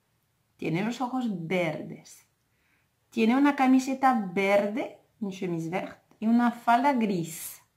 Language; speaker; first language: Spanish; non-native, fluent; French